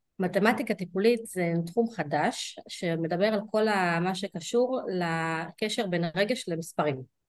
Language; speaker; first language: Hebrew; early bilingual, other home language; Russian